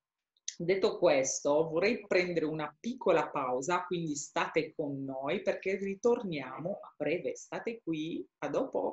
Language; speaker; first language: Italian; non-native, fluent; Romanian